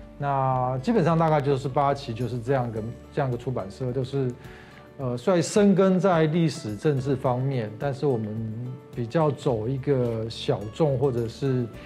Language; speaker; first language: Chinese; native; Chinese